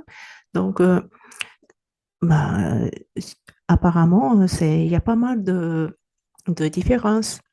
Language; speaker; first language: French; non-native, fluent; Japanese